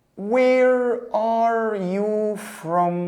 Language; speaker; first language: English; non-native, fluent; Arabic